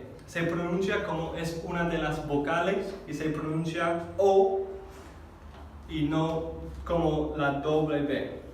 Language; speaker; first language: Spanish; non-native, fluent; English